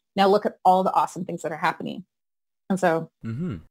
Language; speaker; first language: English; native; English